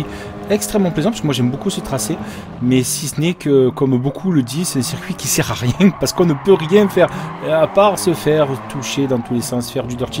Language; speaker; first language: French; native; French